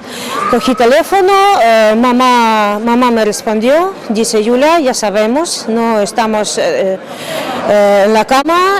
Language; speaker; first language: Spanish; non-native, fluent; Ukrainian